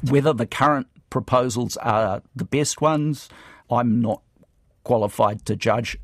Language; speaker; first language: English; native; English